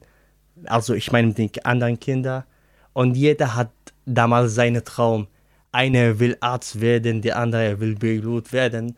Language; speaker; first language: German; non-native, learner; Arabic